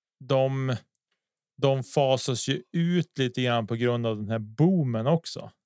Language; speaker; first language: Swedish; native; Swedish